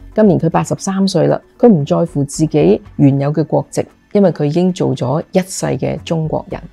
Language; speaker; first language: Chinese; non-native, local second language; Cantonese